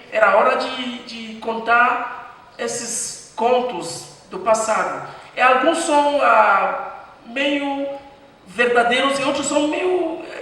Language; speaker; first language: Portuguese; non-native, fluent; French